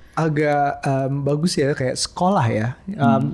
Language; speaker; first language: Indonesian; native; Indonesian